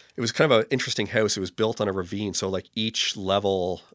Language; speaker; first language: English; native; English